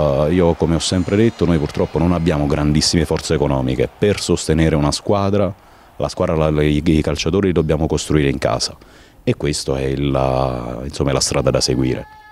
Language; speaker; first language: Italian; native; Italian